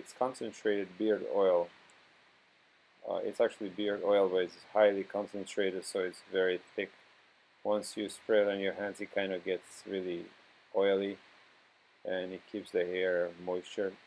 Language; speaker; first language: English; non-native, fluent; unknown